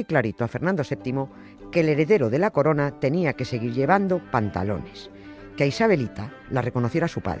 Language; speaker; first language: Spanish; native; Spanish